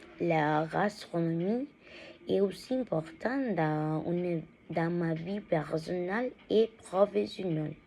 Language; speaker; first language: French; non-native, learner; Spanish